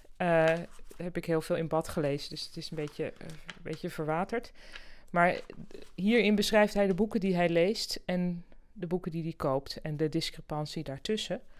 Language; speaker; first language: Dutch; native; Dutch